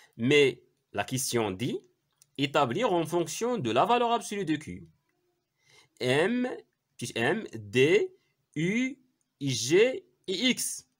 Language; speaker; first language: French; non-native, local second language; Arabic